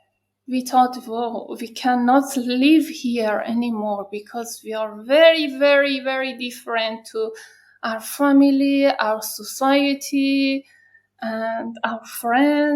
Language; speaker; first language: English; non-native, learner; Persian